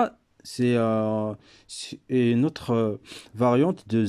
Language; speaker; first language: French; non-native, local second language; Berber languages